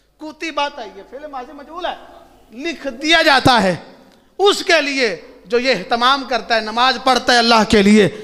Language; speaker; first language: Urdu; non-native, local second language; Punjabi